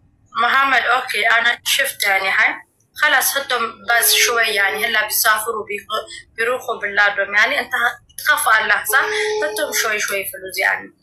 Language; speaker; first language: Arabic; non-native, learner; Amharic